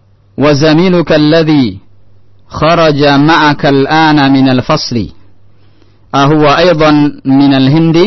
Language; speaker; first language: Arabic; non-native, fluent; Indonesian